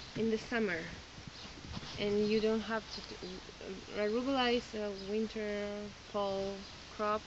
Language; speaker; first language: English; non-native, fluent; Spanish